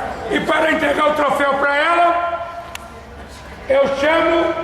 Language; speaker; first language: Portuguese; native; Portuguese